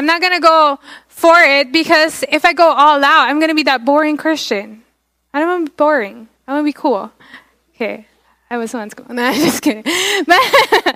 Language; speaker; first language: English; non-native, local second language; Filipino